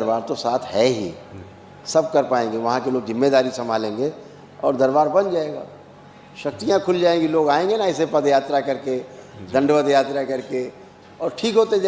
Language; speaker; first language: Hindi; native; Hindi